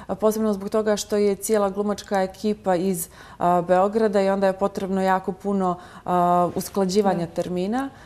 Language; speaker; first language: Croatian; native; Croatian